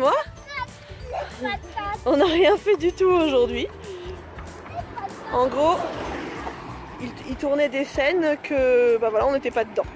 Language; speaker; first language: French; native; French